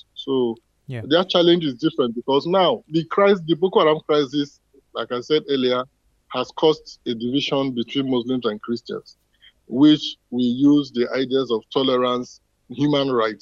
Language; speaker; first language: English; non-native, local second language; Igbo